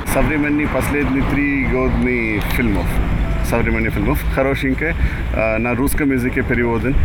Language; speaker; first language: Russian; non-native, learner; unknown